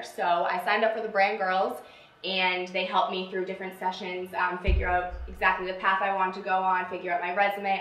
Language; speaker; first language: English; native; English